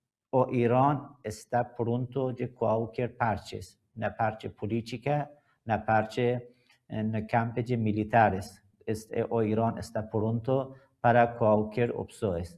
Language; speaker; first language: Portuguese; non-native, learner; Persian